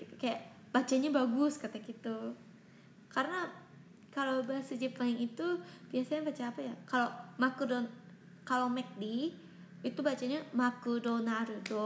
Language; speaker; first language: Indonesian; non-native, fluent; Japanese